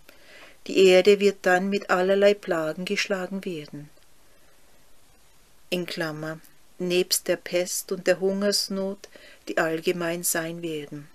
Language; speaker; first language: German; native; German